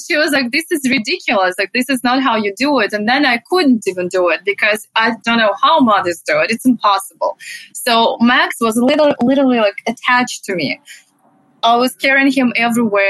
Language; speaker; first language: English; non-native, fluent; Russian